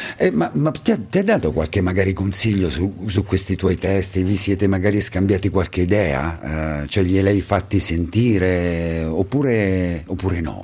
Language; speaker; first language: Italian; native; Italian